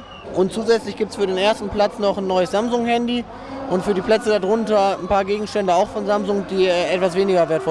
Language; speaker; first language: German; native; German